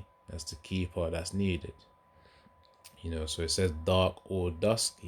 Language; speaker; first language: English; native; English